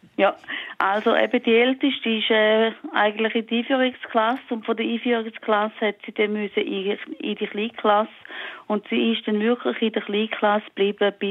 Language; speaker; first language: German; native; German